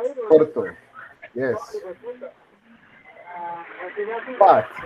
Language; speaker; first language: English; non-native, fluent; Spanish